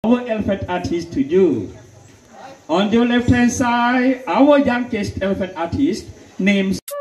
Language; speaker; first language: English; non-native, fluent; Thai